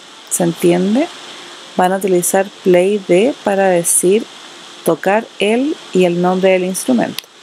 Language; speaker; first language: Spanish; native; Spanish